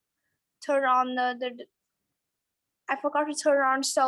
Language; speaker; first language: English; non-native, learner; Vietnamese